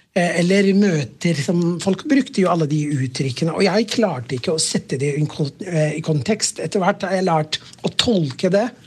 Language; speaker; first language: Norwegian; non-native, fluent; Somali